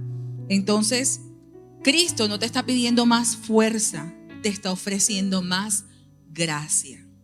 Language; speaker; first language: Spanish; native; Spanish